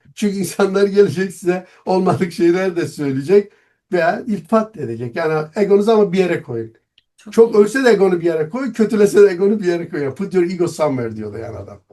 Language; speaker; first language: Turkish; non-native, local second language; Kurdish